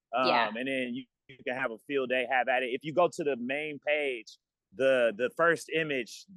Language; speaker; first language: English; native; English